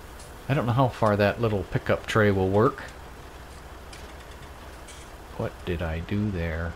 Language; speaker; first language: English; native; English